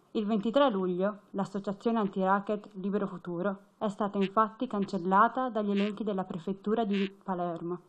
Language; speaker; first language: Italian; native; Italian